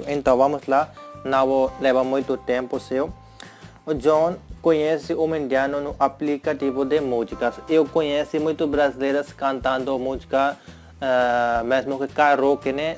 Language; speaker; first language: Portuguese; non-native, learner; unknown